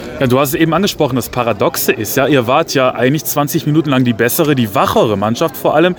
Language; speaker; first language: German; native; German